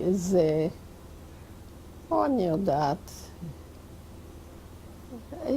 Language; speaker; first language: Hebrew; non-native, fluent; Yiddish